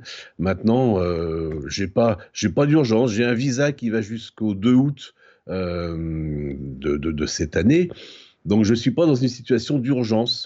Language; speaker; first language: French; native; French